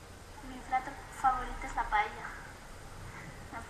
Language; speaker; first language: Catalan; non-native, local second language; Spanish